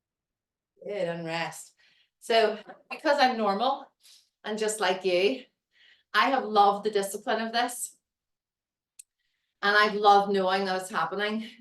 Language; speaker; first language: English; native; English